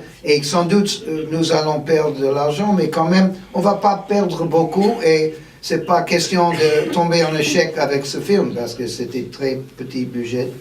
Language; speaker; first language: French; non-native, fluent; English